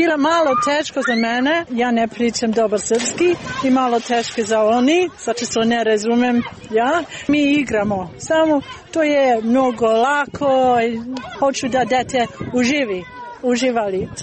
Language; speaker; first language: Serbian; non-native, learner; English